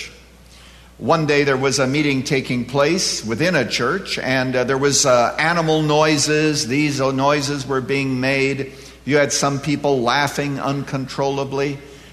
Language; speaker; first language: English; native; English